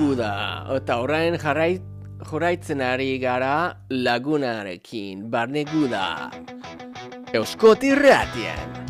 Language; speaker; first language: Basque; non-native, learner; English